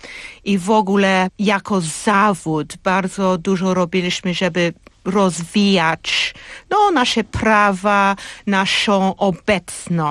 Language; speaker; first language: Polish; non-native, fluent; English